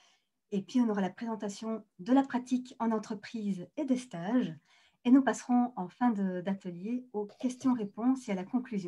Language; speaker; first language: French; native; French